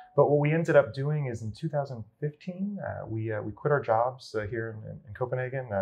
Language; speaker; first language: English; native; English